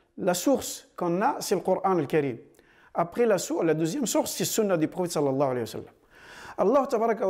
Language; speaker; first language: French; non-native, fluent; Arabic